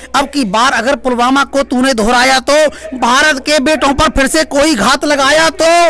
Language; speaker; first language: Hindi; native; Hindi